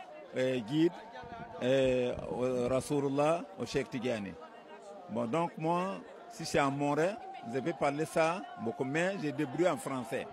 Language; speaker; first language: French; non-native, local second language; Mossi